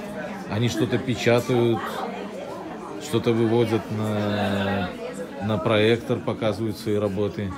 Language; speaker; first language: Russian; native; Russian